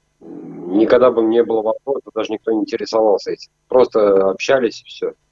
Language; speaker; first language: Russian; native; Russian